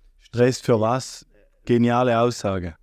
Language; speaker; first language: German; native; German